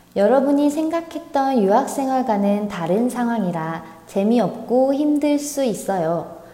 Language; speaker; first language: Korean; native; Korean